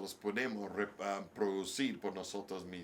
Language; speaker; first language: Spanish; non-native, learner; English